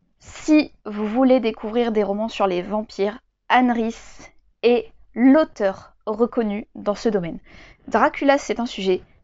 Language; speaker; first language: French; native; French